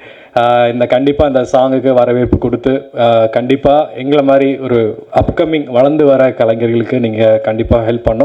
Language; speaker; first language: Tamil; native; Tamil